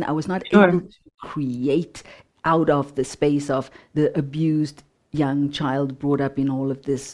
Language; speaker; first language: English; non-native, local second language; Shona